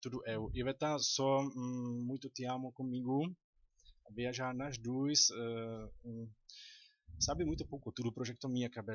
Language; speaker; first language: Portuguese; non-native, learner; Czech